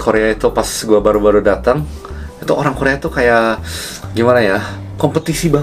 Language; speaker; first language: Indonesian; early bilingual, other home language; Korean